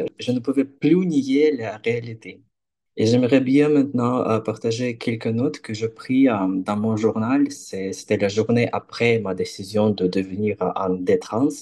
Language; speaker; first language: French; non-native, fluent; Ukrainian